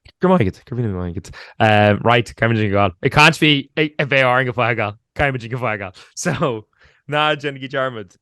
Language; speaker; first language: Irish; native; Irish